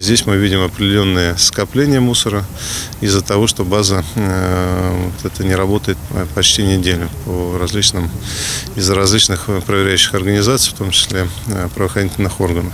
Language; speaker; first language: Russian; native; Russian